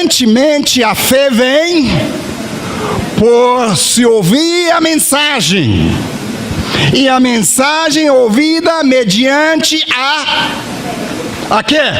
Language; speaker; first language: Portuguese; non-native, fluent; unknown